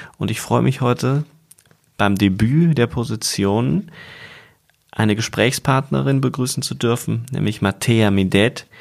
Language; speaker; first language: German; native; German